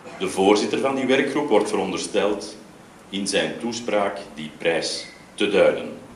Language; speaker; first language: Dutch; native; Dutch